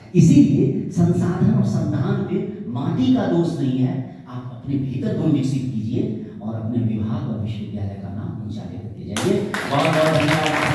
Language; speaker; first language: Hindi; native; Hindi